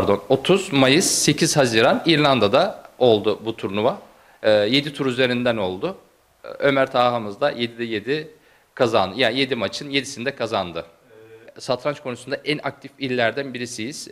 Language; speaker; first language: Turkish; native; Turkish